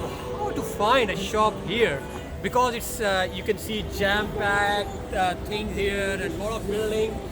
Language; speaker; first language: English; non-native, learner; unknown